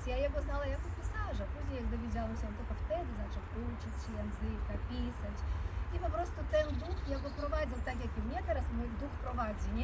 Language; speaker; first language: Polish; early bilingual, heritage; Polish